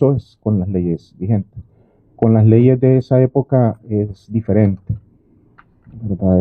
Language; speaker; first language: Spanish; native; Spanish